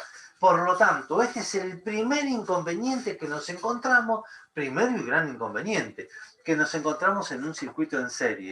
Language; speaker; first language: Spanish; native; Spanish